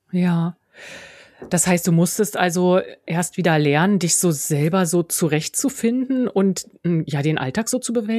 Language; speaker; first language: German; native; German